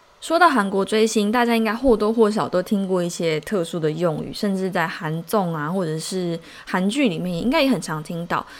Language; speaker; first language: Chinese; native; Chinese